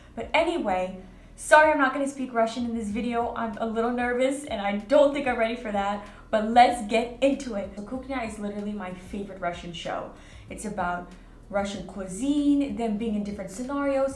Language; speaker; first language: English; native; English